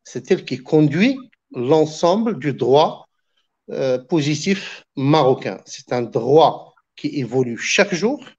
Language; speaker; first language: French; non-native, local second language; Arabic